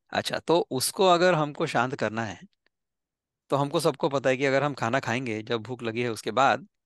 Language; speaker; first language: Hindi; non-native, local second language; Marathi